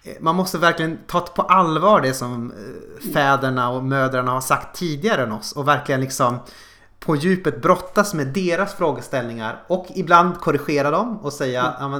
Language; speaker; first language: Swedish; native; Swedish